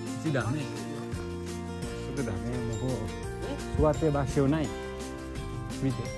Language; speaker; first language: Japanese; non-native, learner; Nepali